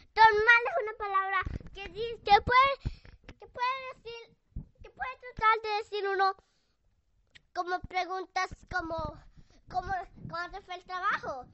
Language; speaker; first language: Spanish; early bilingual, heritage; Spanish